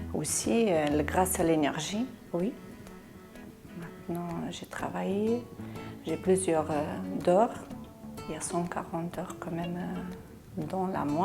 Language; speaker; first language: French; non-native, learner; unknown